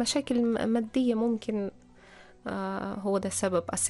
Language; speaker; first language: Arabic; non-native, fluent; Russian